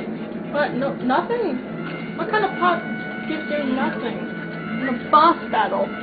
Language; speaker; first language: English; native; English